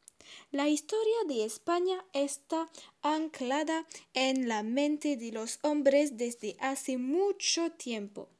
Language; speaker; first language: Spanish; non-native, learner; French